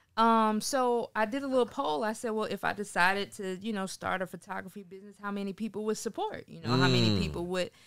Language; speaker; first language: English; native; English